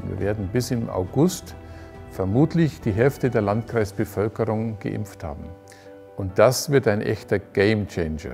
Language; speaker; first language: German; native; German